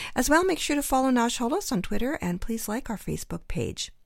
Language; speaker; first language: English; native; English